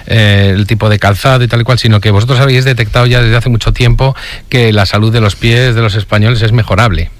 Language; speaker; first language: Spanish; native; Spanish